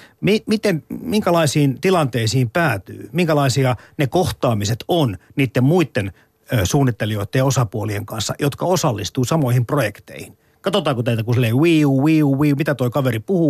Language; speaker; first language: Finnish; native; Finnish